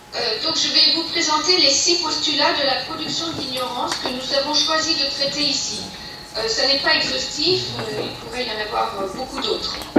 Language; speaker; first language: French; native; French